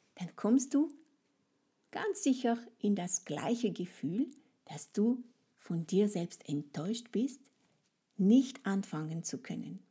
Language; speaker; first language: German; non-native, fluent; French